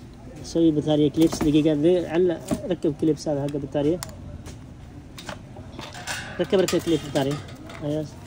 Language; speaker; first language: Arabic; non-native, learner; Urdu